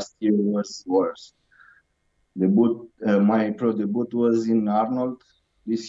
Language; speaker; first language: English; non-native, learner; Romanian